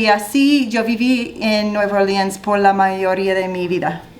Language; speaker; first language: Spanish; non-native, fluent; English